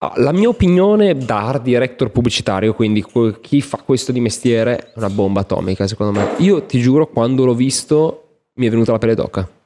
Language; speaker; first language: Italian; native; Italian